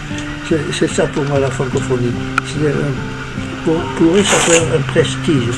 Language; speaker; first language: French; native; French